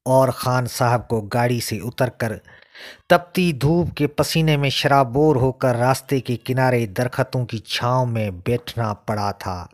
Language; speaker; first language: Urdu; non-native, local second language; Sindhi